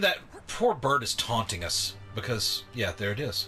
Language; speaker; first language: English; native; English